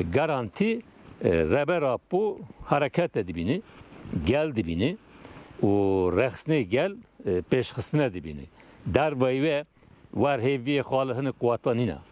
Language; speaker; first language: Kurdish; non-native, local second language; Turkish